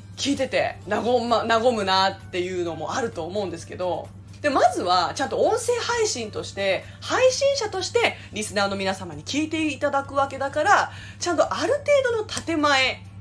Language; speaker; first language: Japanese; native; Japanese